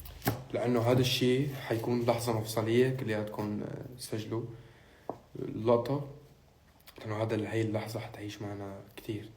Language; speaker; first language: Arabic; native; Arabic